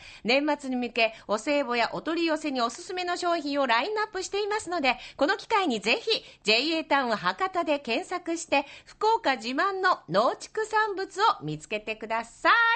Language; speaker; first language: Japanese; native; Japanese